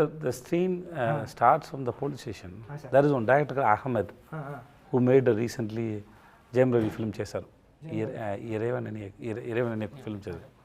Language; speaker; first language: Telugu; non-native, learner; Tamil